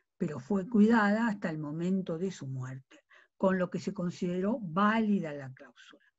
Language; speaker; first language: Spanish; native; Spanish